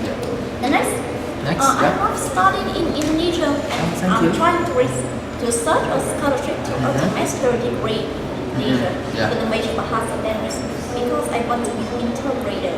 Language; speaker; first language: English; non-native, learner; Vietnamese